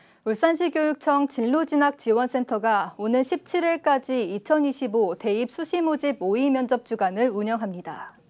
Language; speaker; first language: Korean; native; Korean